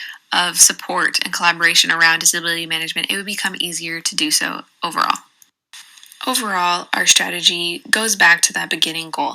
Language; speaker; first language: English; native; English